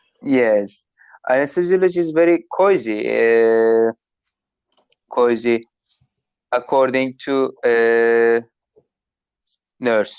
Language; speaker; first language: English; non-native, learner; Turkish